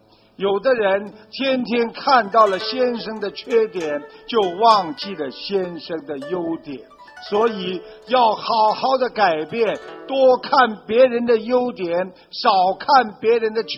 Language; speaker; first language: Chinese; native; Chinese